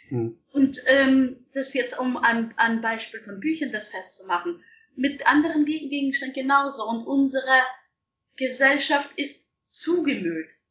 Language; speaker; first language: German; non-native, fluent; Russian